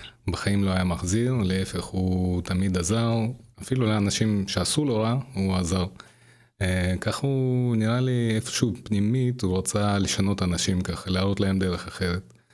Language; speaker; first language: Hebrew; non-native, fluent; Russian